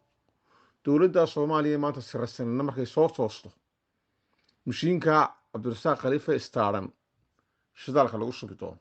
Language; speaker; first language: Somali; native; Somali